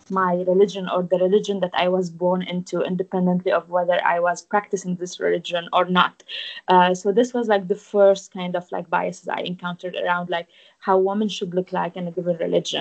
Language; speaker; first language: English; non-native, fluent; Arabic